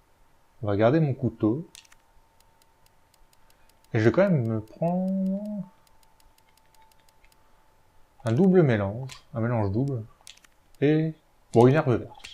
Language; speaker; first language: French; native; French